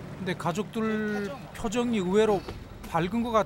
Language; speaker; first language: Korean; native; Korean